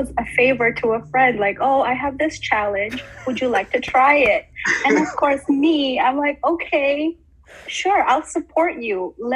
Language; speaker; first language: English; non-native, local second language; Filipino